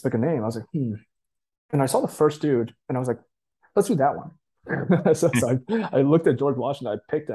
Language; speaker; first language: English; early bilingual, other home language; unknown